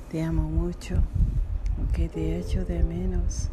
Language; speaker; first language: Spanish; non-native, learner; English